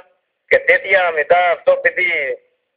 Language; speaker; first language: Greek; non-native, learner; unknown